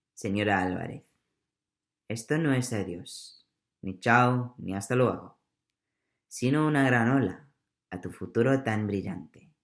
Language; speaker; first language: Spanish; non-native, learner; English